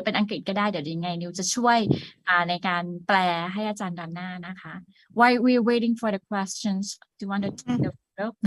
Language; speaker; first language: Thai; native; Thai